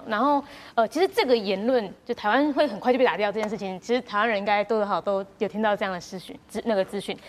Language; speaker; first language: Chinese; native; Chinese